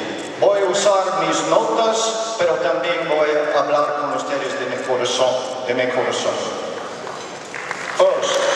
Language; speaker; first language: Spanish; non-native, learner; English